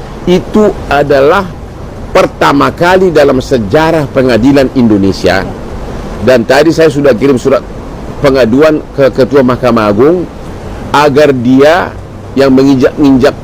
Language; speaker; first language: Indonesian; native; Indonesian